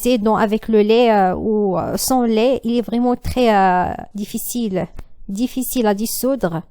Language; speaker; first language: French; non-native, learner; Arabic